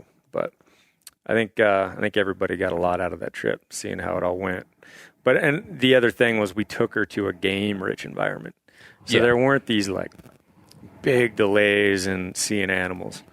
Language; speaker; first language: English; native; English